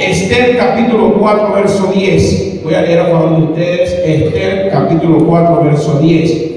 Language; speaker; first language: Spanish; native; Spanish